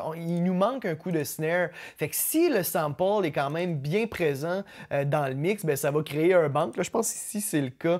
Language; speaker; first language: French; native; French